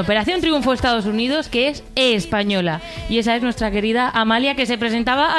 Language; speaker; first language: Spanish; native; Spanish